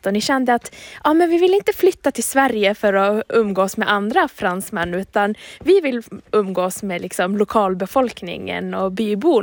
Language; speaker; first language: Swedish; non-native, local second language; Finnish